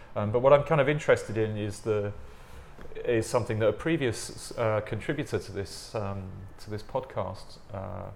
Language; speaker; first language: English; native; English